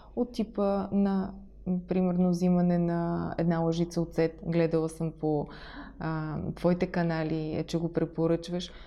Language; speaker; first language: Bulgarian; native; Bulgarian